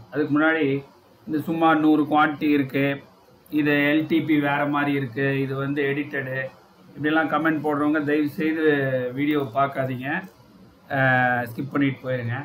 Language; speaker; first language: Tamil; native; Tamil